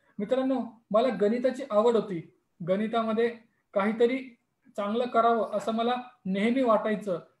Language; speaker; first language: Marathi; non-native, local second language; Hindi